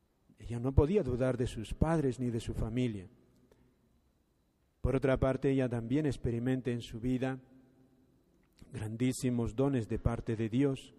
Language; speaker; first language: Spanish; native; Spanish